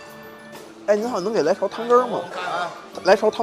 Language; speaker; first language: Chinese; native; Chinese